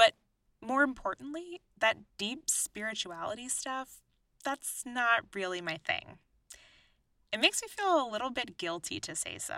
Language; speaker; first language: English; native; English